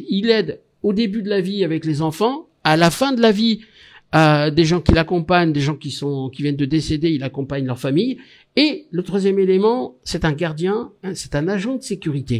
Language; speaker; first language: French; native; French